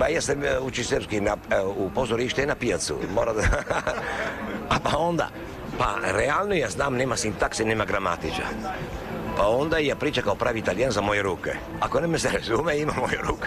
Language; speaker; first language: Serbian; non-native, learner; Italian